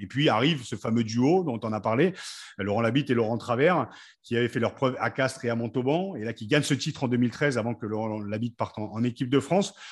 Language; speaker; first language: French; native; French